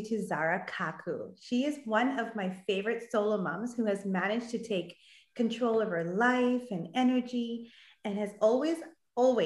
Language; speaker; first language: English; native; English